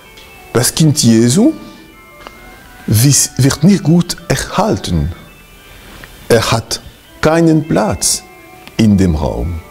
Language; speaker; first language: German; non-native, local second language; French